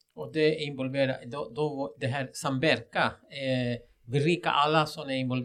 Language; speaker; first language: Swedish; non-native, fluent; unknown